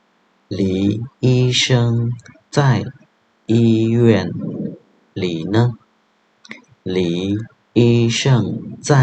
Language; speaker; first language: Chinese; non-native, fluent; Khmer